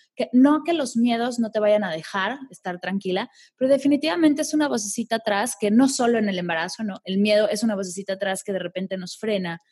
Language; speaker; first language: Spanish; native; Spanish